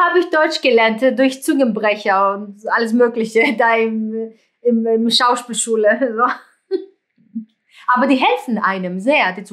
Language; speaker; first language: German; non-native, fluent; Greek